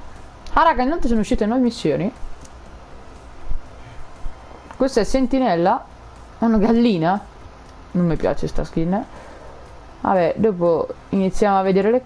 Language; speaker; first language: Italian; native; Italian